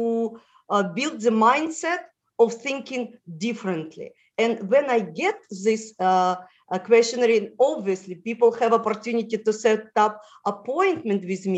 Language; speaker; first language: English; non-native, fluent; Russian